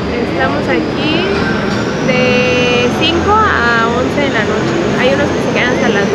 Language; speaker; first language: Spanish; native; Spanish